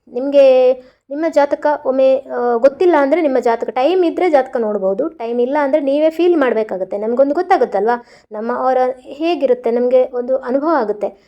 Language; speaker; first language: Kannada; non-native, local second language; Tulu